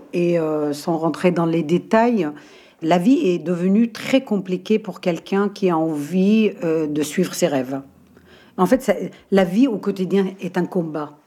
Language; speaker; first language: French; non-native, fluent; Arabic